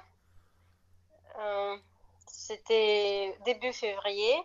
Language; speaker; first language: French; non-native, fluent; Russian